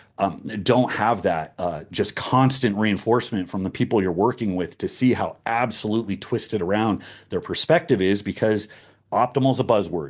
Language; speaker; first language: English; native; English